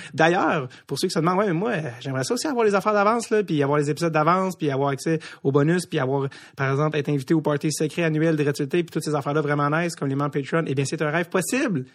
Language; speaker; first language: French; native; French